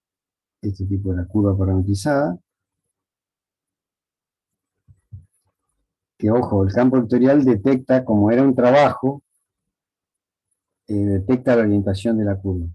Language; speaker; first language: Spanish; native; Spanish